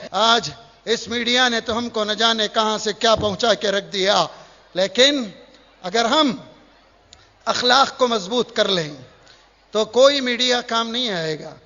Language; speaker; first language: Urdu; native; Urdu